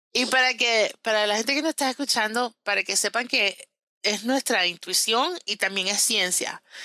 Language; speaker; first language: Spanish; early bilingual, heritage; Spanish